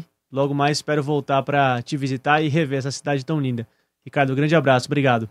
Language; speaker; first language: Portuguese; native; Portuguese